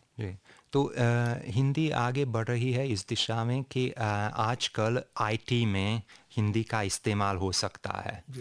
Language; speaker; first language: Hindi; non-native, fluent; Hungarian